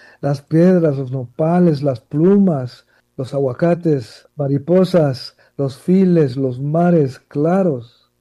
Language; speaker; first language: Spanish; early bilingual, heritage; Spanish